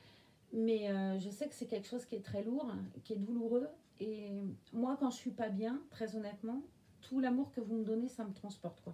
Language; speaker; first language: French; native; French